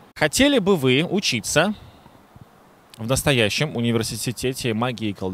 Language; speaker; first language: Russian; native; Russian